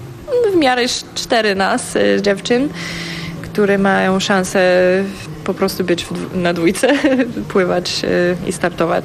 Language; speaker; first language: Polish; non-native, fluent; English